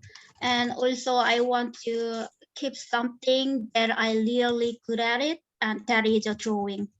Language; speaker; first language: English; non-native, fluent; Korean